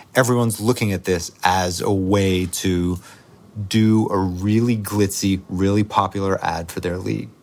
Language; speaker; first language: English; native; English